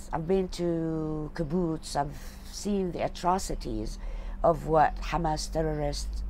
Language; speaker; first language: English; non-native, fluent; Arabic